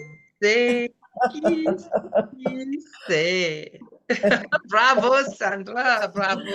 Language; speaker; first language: French; non-native, fluent; English